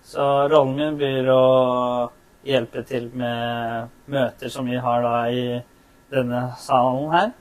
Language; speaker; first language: Norwegian; early bilingual, other home language; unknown